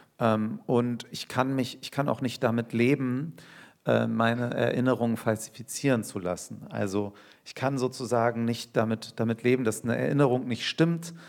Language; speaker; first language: German; early bilingual, other home language; Turkish